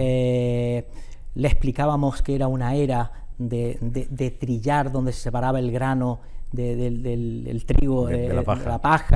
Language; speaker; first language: Spanish; native; Spanish